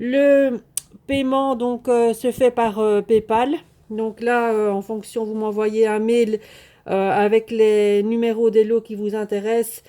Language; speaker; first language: French; native; French